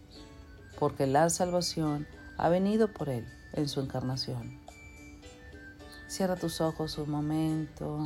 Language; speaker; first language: Spanish; native; Spanish